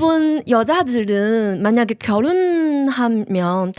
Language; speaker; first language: Korean; non-native, learner; Chinese